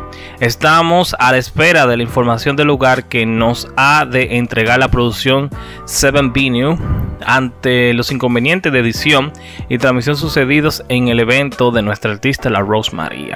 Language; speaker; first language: Spanish; native; Spanish